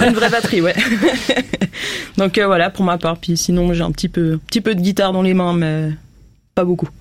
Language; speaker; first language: French; native; French